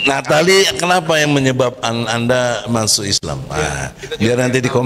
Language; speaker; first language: Indonesian; native; Indonesian